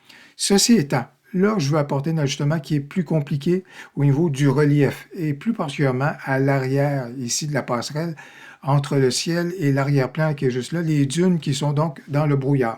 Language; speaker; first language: French; native; French